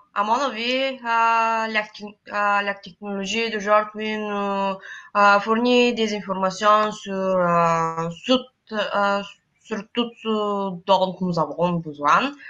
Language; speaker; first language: French; non-native, learner; Bulgarian